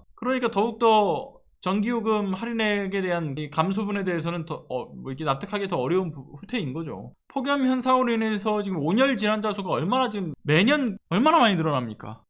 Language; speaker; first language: Korean; native; Korean